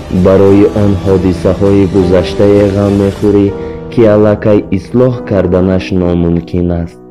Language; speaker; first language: Persian; native; Persian